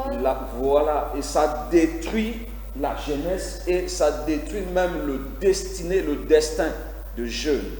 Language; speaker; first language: French; non-native, local second language; Lingala